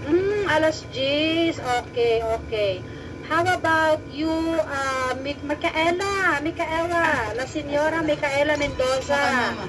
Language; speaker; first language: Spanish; non-native, learner; Filipino